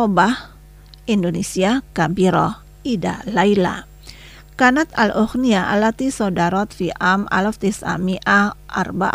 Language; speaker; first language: Arabic; non-native, fluent; Indonesian